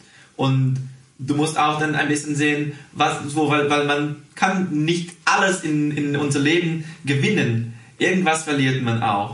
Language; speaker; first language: German; early bilingual, heritage; Portuguese